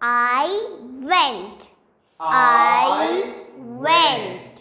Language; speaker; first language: English; non-native, fluent; Pashto